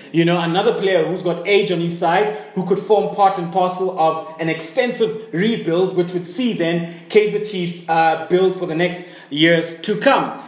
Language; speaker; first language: English; native; English